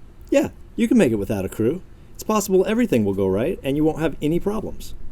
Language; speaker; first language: English; native; English